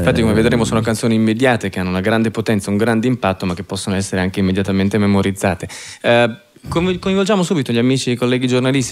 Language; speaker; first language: Italian; native; Italian